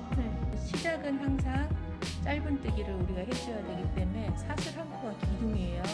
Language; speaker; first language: Korean; native; Korean